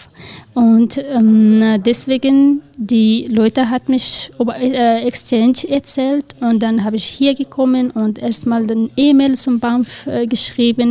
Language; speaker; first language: German; non-native, learner; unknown